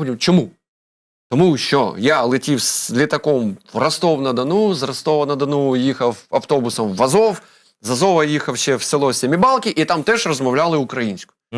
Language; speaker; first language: Ukrainian; non-native, local second language; Russian